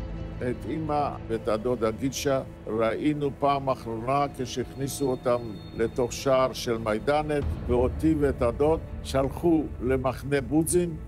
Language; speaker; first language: Hebrew; non-native, fluent; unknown